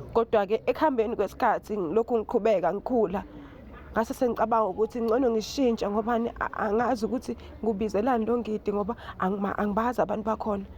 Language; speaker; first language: Zulu; native; Zulu